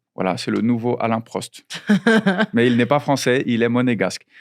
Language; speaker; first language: French; non-native, fluent; Portuguese